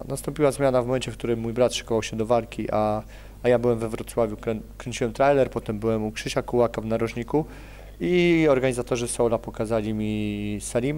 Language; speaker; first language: Polish; native; Polish